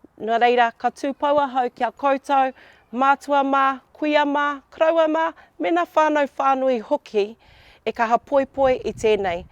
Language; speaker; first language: Māori; non-native, local second language; English